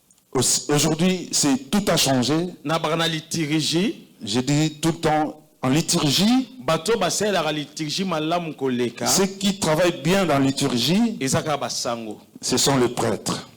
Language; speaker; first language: French; non-native, local second language; Lingala